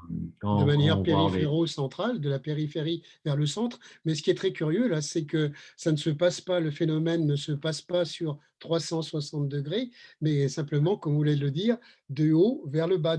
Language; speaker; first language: French; native; French